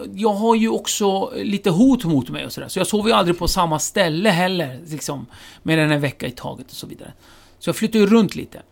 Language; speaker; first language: Swedish; early bilingual, other home language; Kurdish